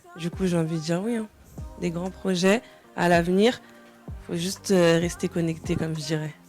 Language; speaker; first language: French; early bilingual, other home language; Wolof